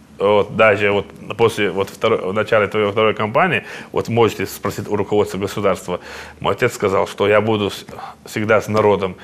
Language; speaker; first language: Russian; non-native, local second language; Chechen